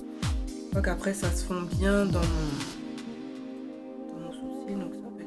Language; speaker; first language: French; native; French